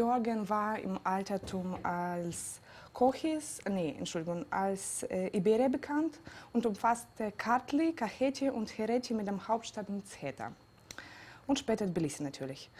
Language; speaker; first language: German; non-native, fluent; Georgian